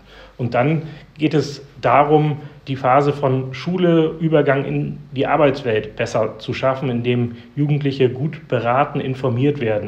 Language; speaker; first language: German; native; German